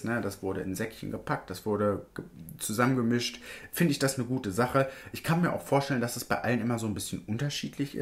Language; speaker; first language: German; native; German